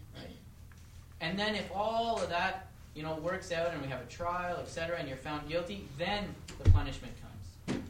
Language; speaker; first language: English; native; English